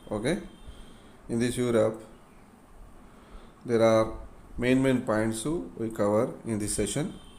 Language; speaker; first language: English; non-native, local second language; Telugu